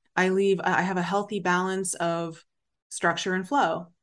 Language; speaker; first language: English; native; English